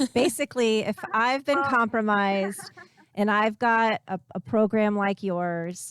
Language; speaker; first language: English; native; English